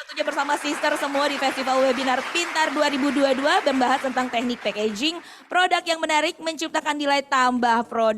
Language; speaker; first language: Indonesian; native; Indonesian